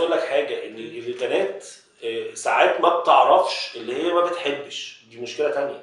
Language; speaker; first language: Arabic; native; Arabic